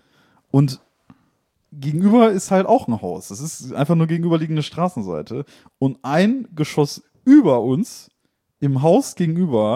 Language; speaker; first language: German; native; German